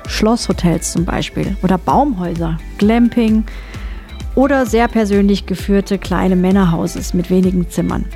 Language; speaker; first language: German; native; German